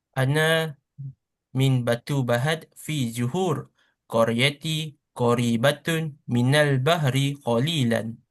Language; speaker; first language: Arabic; non-native, learner; Malay